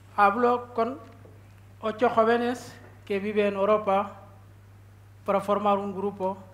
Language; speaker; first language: Spanish; non-native, learner; Wolof